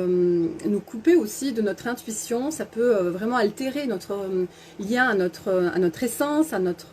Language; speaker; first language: French; native; French